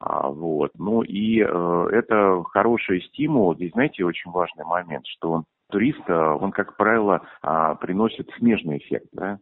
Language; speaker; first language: Russian; native; Russian